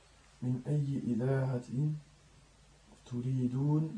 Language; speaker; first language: Arabic; non-native, learner; French